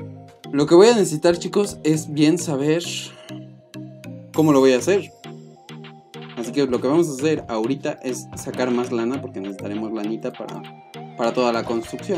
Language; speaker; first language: Spanish; native; Spanish